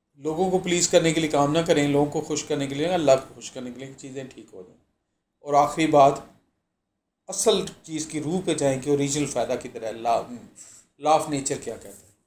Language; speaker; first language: Urdu; non-native, local second language; Punjabi